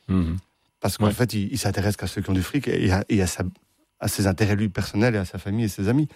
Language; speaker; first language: French; native; French